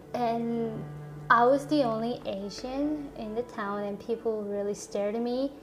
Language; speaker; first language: English; non-native, fluent; Korean